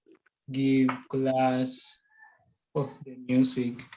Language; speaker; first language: English; non-native, learner; Spanish